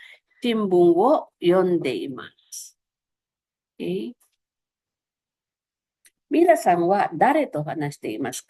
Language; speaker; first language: Japanese; non-native, fluent; Filipino